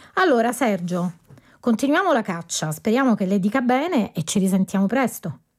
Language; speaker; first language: Italian; native; Italian